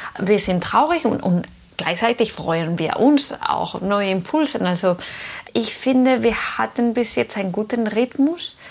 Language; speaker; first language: German; non-native, fluent; Spanish